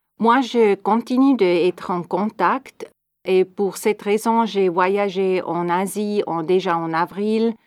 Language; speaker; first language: French; non-native, fluent; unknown